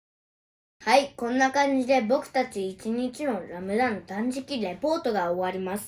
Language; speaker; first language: Japanese; early bilingual, other home language; Uyghur